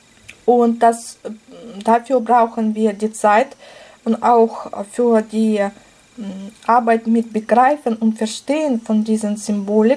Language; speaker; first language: German; non-native, fluent; Russian